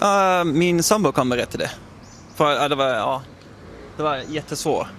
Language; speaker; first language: Swedish; non-native, learner; Dutch